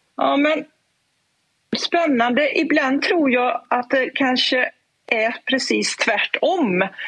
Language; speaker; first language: Swedish; native; Swedish